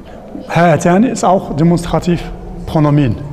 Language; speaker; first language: German; non-native, learner; Arabic